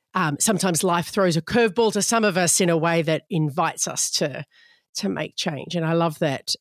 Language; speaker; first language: English; native; English